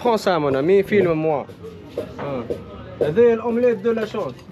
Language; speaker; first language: French; non-native, learner; Arabic